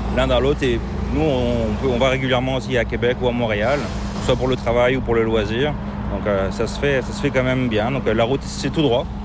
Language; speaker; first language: French; native; French